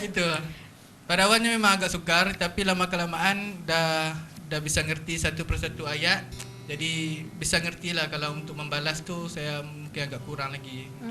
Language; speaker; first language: Malay; native; Malay